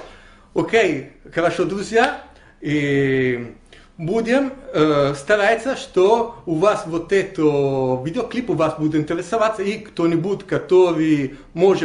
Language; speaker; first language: Russian; non-native, learner; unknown